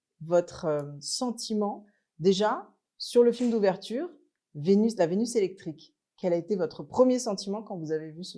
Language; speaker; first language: French; native; French